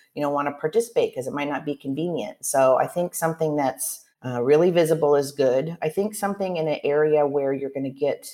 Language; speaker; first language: English; native; English